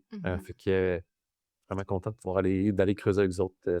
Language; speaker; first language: French; native; French